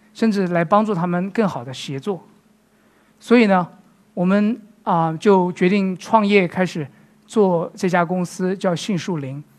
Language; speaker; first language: Chinese; native; Chinese